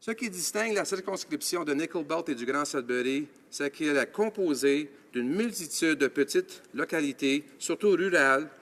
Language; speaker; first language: French; native; French